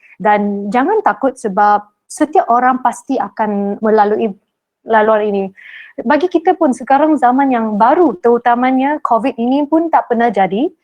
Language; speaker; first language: Malay; non-native, local second language; Min Nan Chinese